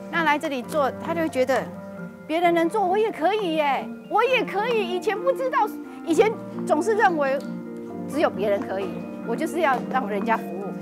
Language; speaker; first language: Chinese; native; Chinese